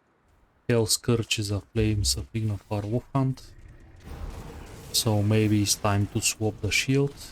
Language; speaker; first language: English; non-native, fluent; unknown